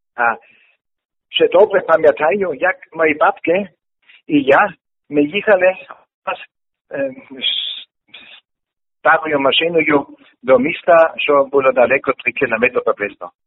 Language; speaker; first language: Ukrainian; non-native, learner; German